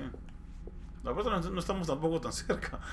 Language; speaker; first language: Spanish; native; Spanish